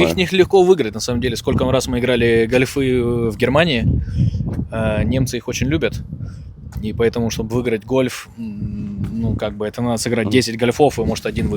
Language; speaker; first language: Russian; native; Russian